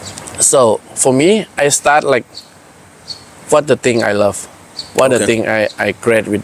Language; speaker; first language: English; non-native, learner; Thai